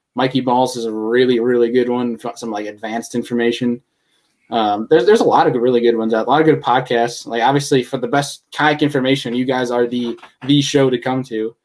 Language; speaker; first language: English; native; English